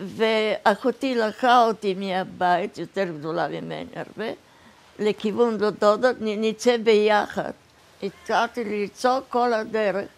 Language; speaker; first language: Hebrew; early bilingual, other home language; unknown